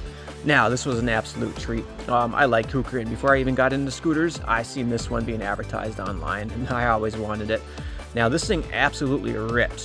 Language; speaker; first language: English; native; English